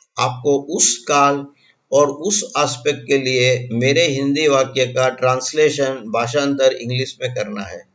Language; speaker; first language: Hindi; non-native, local second language; Gujarati